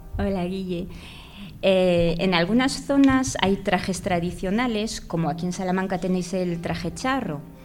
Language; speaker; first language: Spanish; non-native, fluent; French